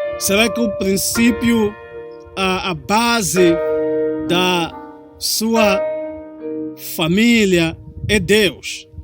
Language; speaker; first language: Portuguese; non-native, local second language; Tsonga